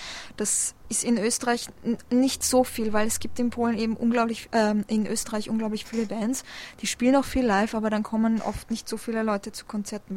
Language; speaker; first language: German; early bilingual, other home language; Polish